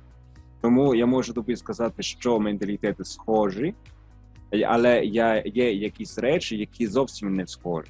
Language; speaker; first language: Ukrainian; non-native, fluent; Italian